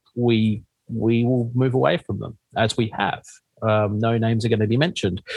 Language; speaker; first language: English; native; English